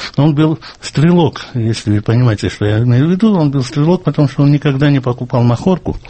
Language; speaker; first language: Russian; non-native, local second language; Georgian